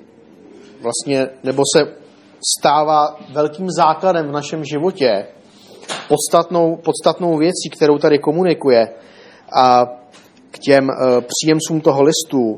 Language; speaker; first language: Czech; native; Czech